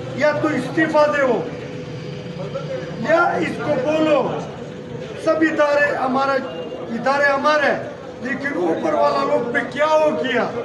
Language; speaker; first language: Urdu; non-native, local second language; Pashto